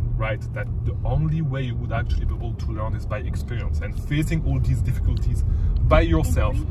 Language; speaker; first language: English; non-native, fluent; French